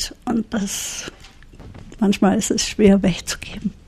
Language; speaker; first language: German; early bilingual, heritage; German